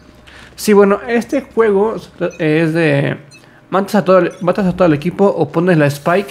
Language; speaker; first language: Spanish; native; Spanish